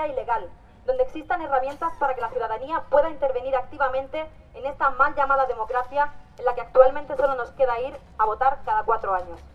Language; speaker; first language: Spanish; native; Spanish